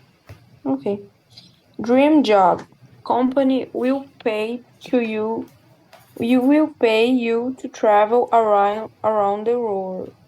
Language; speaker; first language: English; non-native, learner; Portuguese